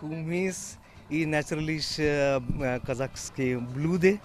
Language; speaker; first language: Russian; non-native, learner; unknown